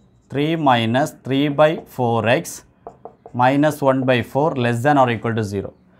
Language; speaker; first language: English; non-native, local second language; Tamil